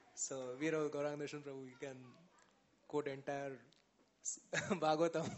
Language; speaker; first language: English; non-native, local second language; Marathi